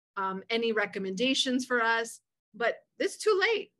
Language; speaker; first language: English; early bilingual, other home language; Spanish